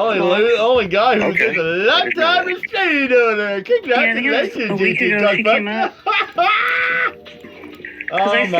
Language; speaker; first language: English; native; English